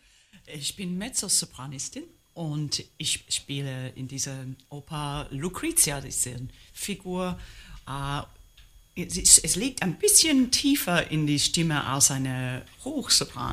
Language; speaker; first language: German; non-native, fluent; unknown